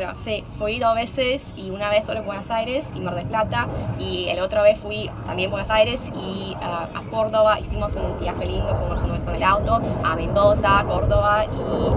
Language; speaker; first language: Spanish; non-native, fluent; Russian